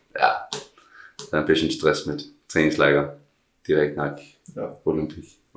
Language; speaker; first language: German; non-native, learner; Danish